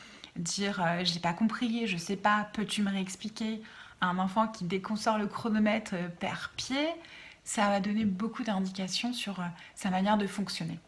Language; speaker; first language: French; native; French